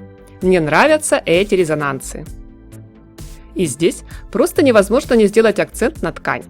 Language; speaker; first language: Russian; native; Russian